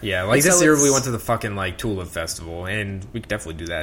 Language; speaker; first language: English; native; English